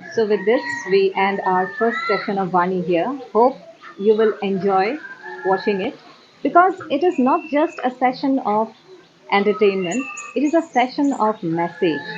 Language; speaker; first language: English; non-native, local second language; Assamese